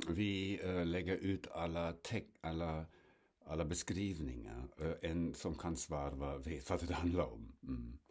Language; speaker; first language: Swedish; non-native, fluent; German